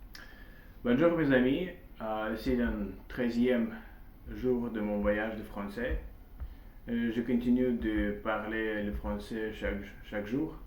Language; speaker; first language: French; non-native, learner; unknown